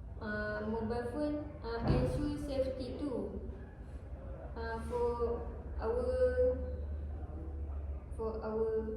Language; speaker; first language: English; non-native, learner; Malay